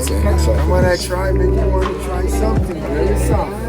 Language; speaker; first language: English; non-native, local second language; Spanish